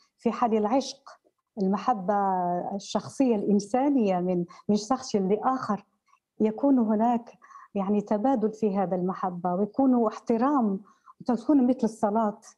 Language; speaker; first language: Arabic; native; Arabic